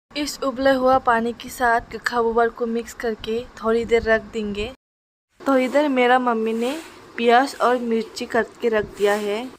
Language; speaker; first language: Hindi; non-native, local second language; Kok Borok